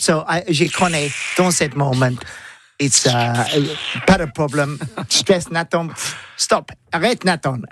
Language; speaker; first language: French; non-native, learner; English